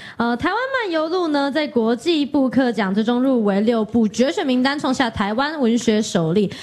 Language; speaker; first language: Chinese; native; Chinese